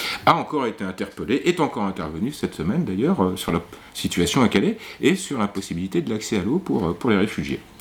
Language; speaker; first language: French; native; French